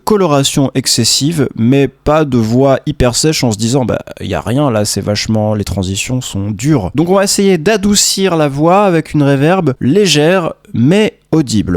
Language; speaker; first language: French; native; French